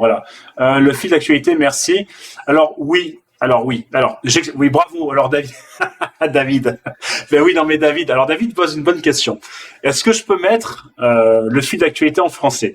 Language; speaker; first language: French; native; French